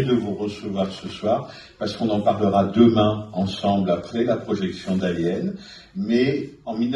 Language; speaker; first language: French; native; French